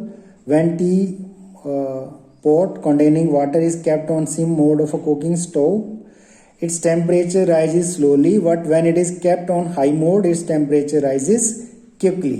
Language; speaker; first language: English; non-native, local second language; Hindi